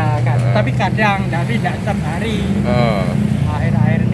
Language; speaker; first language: Indonesian; non-native, local second language; Javanese